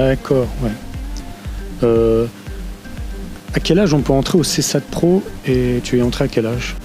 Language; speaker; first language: French; native; French